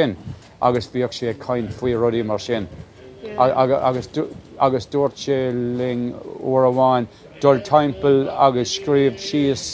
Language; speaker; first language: Irish; non-native, local second language; English